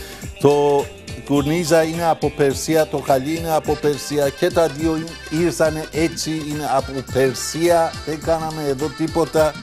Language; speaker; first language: Greek; non-native, fluent; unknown